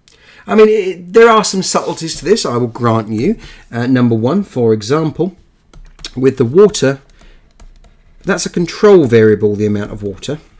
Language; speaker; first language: English; native; English